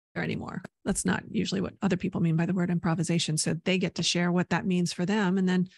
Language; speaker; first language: English; native; English